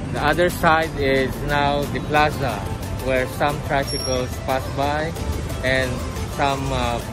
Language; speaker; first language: English; non-native, local second language; Iloko